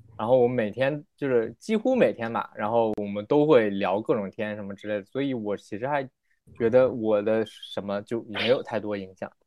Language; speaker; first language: Chinese; native; Chinese